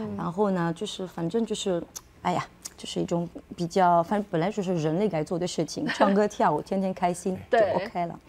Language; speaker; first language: Chinese; non-native, fluent; French